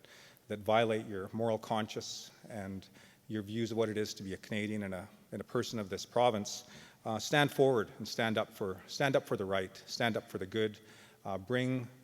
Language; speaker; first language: English; native; English